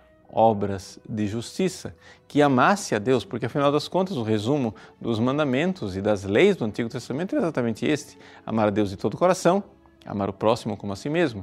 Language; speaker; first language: Portuguese; native; Portuguese